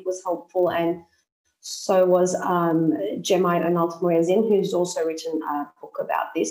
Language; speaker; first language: English; native; English